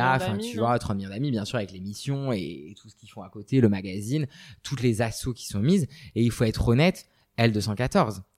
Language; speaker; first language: French; native; French